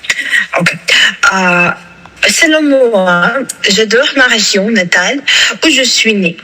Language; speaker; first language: French; non-native, fluent; Russian